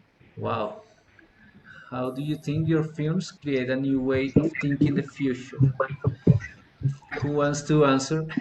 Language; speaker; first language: English; non-native, fluent; Spanish